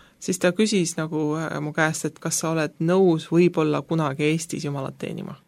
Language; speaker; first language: Estonian; native; Estonian